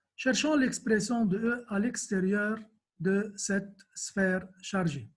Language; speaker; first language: French; non-native, local second language; Arabic